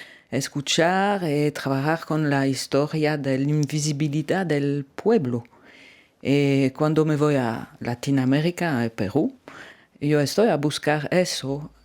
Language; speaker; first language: Spanish; non-native, fluent; French